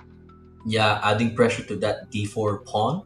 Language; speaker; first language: English; non-native, local second language; Filipino